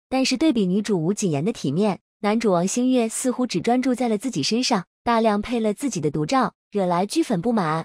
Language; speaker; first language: Chinese; native; Chinese